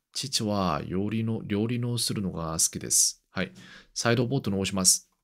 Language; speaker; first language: Japanese; non-native, learner; Korean